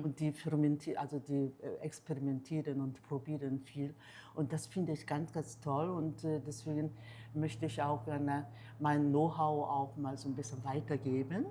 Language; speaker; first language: German; non-native, fluent; Korean